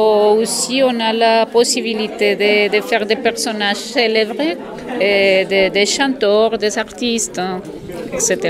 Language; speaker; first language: French; non-native, learner; Spanish